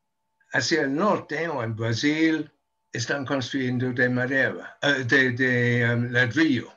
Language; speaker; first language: Spanish; non-native, fluent; English